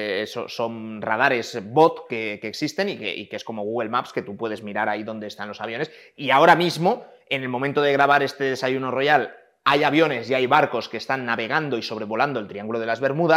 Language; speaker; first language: Spanish; native; Spanish